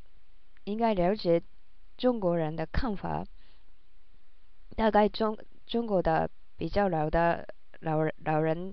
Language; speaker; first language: Chinese; non-native, learner; Japanese